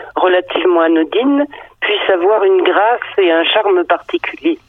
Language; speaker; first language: French; early bilingual, other home language; Danish